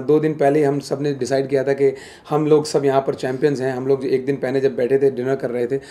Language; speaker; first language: Hindi; native; Hindi